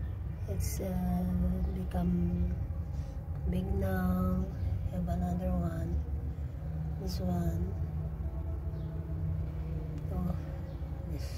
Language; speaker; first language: English; non-native, learner; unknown